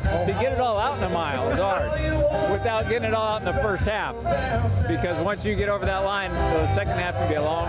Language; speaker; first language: English; native; English